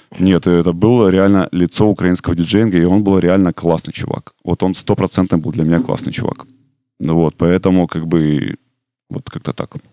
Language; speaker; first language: Russian; native; Russian